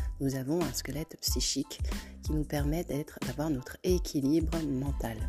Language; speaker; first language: French; native; French